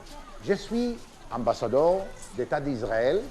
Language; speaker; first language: French; non-native, learner; Hebrew